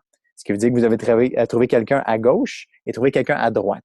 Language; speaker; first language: French; native; French